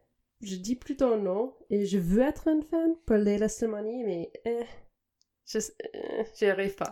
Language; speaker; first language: French; non-native, fluent; English